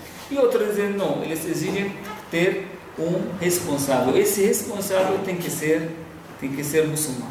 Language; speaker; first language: Portuguese; non-native, fluent; Arabic